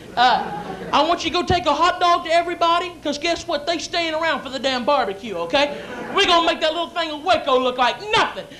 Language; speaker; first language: English; native; English